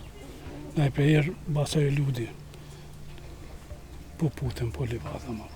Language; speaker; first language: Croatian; non-native, local second language; Albanian